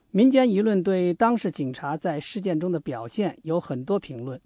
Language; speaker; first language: Chinese; native; Chinese